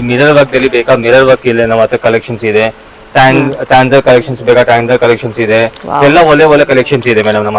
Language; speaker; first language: Kannada; non-native, local second language; Telugu